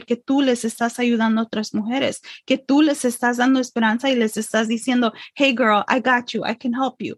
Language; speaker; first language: Spanish; early bilingual, heritage; English